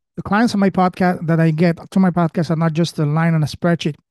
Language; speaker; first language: English; early bilingual, other home language; French